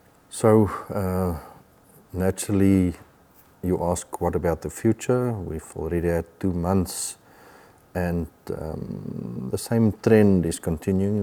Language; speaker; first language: English; non-native, local second language; Afrikaans